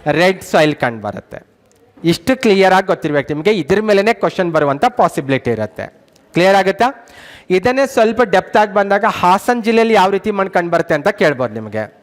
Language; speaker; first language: Kannada; native; Kannada